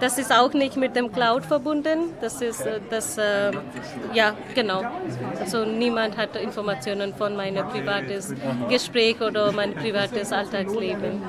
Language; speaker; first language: German; non-native, learner; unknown